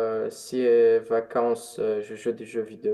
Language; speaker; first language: French; non-native, learner; Romanian